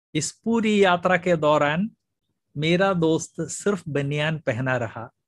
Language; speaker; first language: Hindi; non-native, local second language; Malayalam